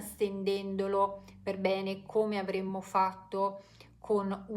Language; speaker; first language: Italian; native; Italian